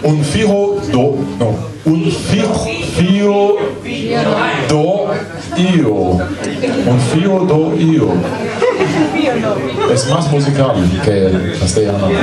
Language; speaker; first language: Spanish; non-native, learner; German